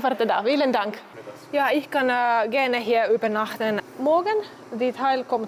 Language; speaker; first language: German; non-native, learner; Finnish